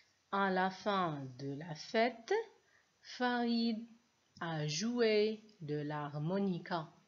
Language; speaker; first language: French; non-native, local second language; Arabic